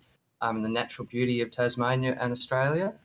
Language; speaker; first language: English; native; English